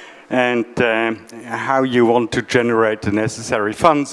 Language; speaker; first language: English; non-native, fluent; German